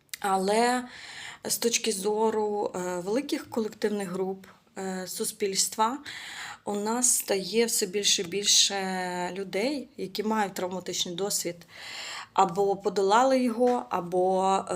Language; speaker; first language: Ukrainian; native; Ukrainian